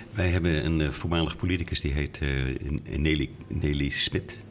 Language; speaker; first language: Dutch; native; Dutch